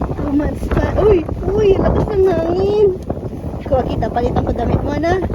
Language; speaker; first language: Filipino; native; Filipino